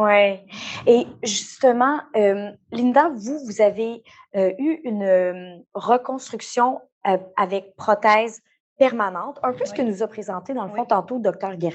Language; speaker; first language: French; native; French